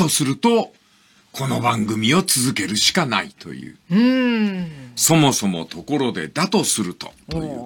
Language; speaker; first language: Japanese; native; Japanese